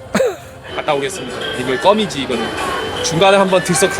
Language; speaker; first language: Korean; native; Korean